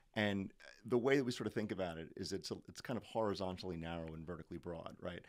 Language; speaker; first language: English; native; English